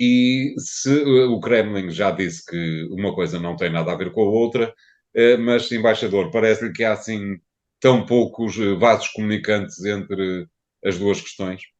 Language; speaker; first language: Portuguese; native; Portuguese